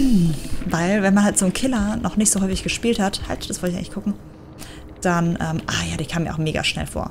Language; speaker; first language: German; native; German